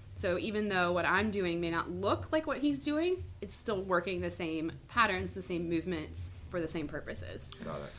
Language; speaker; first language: English; native; English